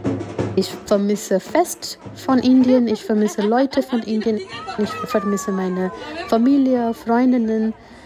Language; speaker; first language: German; non-native, fluent; Gujarati